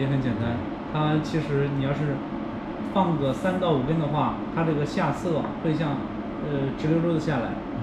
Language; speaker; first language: Chinese; native; Chinese